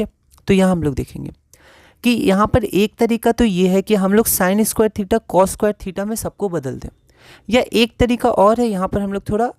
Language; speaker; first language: Hindi; native; Hindi